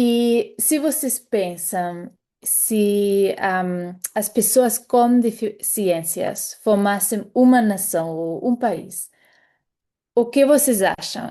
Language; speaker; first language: Portuguese; non-native, fluent; German